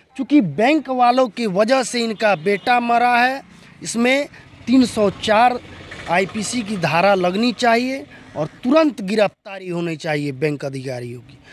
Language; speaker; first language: Hindi; native; Hindi